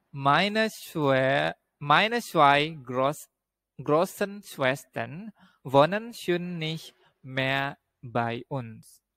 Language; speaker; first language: German; non-native, learner; Indonesian